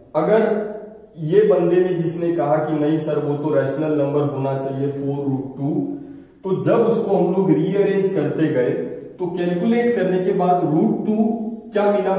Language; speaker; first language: Hindi; native; Hindi